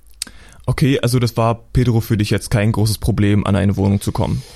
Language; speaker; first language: German; native; German